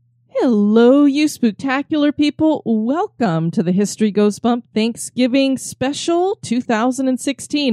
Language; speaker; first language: English; native; English